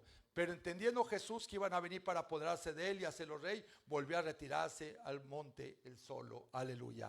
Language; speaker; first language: Spanish; native; Spanish